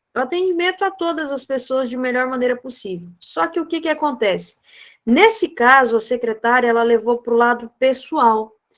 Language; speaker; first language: Portuguese; non-native, fluent; Spanish